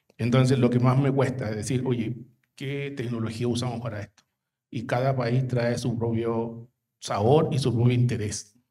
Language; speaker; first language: Spanish; native; Spanish